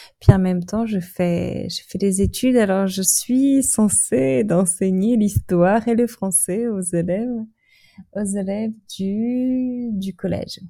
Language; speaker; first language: French; non-native, fluent; Czech